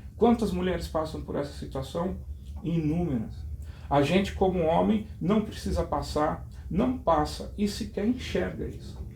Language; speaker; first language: Portuguese; native; Portuguese